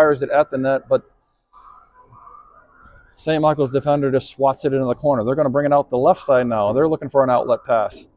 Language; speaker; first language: English; native; English